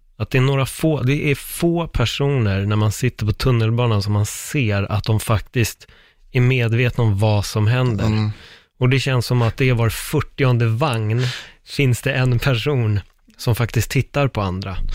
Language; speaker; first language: Swedish; native; Swedish